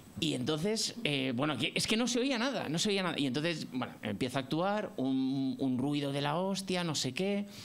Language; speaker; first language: Spanish; native; Spanish